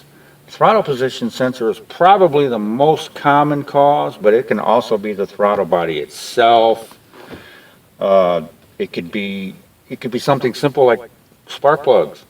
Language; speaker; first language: English; native; English